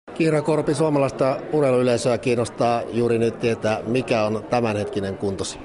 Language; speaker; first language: Finnish; native; Finnish